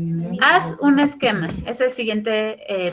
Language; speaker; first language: Spanish; native; Spanish